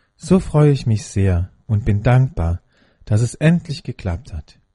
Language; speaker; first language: German; native; German